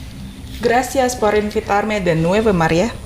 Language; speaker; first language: Spanish; non-native, fluent; Indonesian